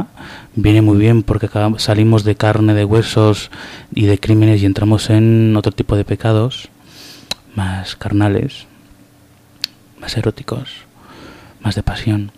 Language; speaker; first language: Spanish; native; Spanish